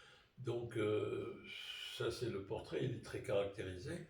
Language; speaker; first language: French; native; French